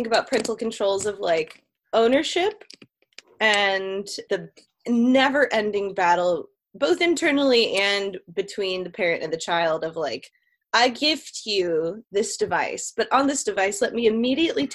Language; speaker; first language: English; native; English